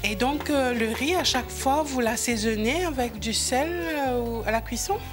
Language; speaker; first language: French; non-native, local second language; Morisyen